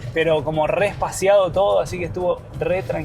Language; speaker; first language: Spanish; native; Spanish